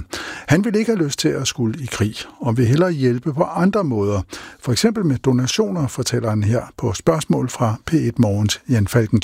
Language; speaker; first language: Danish; native; Danish